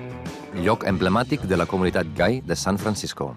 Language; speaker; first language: Catalan; non-native, fluent; Icelandic